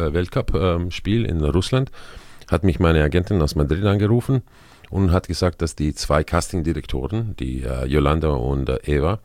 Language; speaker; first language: German; non-native, fluent; Croatian